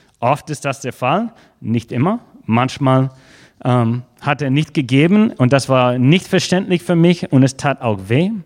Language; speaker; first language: German; non-native, fluent; English